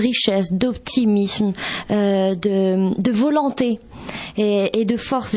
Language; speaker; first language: French; non-native, local second language; Arabic